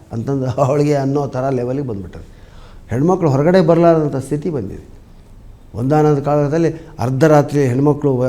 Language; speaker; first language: Kannada; native; Kannada